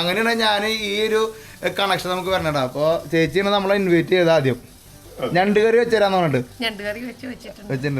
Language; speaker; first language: Malayalam; native; Malayalam